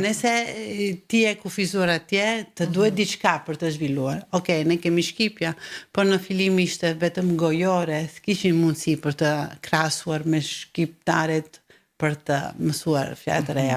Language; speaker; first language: Albanian; early bilingual, heritage; Albanian